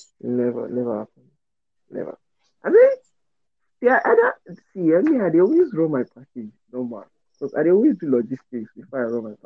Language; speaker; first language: English; non-native, local second language; Yoruba